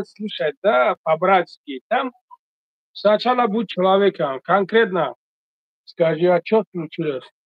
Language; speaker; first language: Russian; non-native, fluent; Tajik